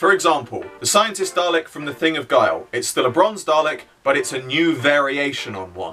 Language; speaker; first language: English; native; English